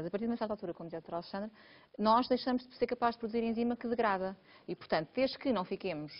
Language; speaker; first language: Portuguese; native; Portuguese